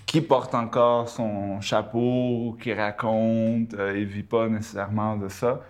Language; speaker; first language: French; early bilingual, other home language; Spanish